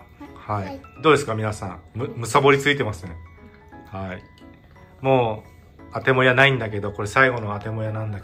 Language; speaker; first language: Japanese; native; Japanese